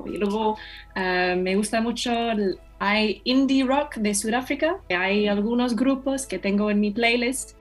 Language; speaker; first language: Spanish; non-native, fluent; English